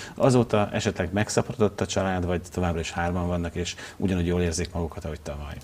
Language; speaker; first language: Hungarian; native; Hungarian